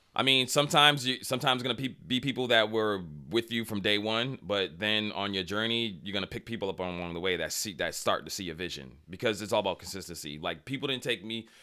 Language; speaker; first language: English; native; English